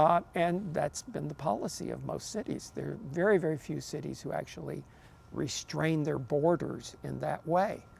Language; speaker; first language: English; native; English